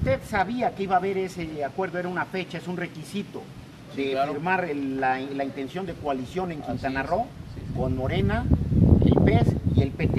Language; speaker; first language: Spanish; native; Spanish